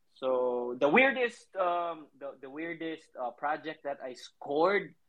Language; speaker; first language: English; non-native, local second language; Cebuano